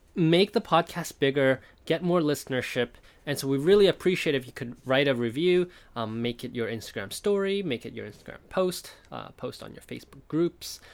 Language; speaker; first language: English; non-native, fluent; Chinese